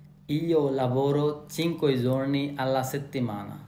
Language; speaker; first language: Italian; non-native, learner; Bangla